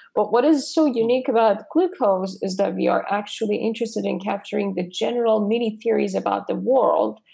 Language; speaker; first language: English; non-native, fluent; Persian